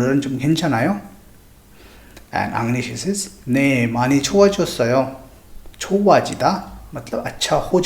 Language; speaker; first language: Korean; non-native, fluent; Hindi